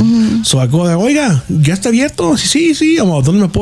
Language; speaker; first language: Spanish; early bilingual, heritage; Spanish